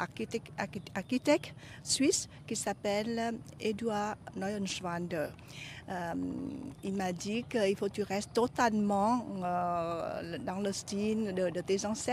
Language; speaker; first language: French; non-native, fluent; Vietnamese